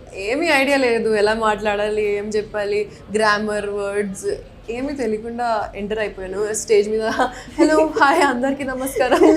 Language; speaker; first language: Telugu; non-native, local second language; Hindi